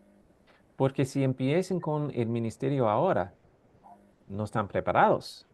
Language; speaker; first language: Spanish; non-native, fluent; English